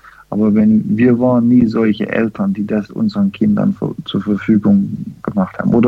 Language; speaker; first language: German; early bilingual, heritage; German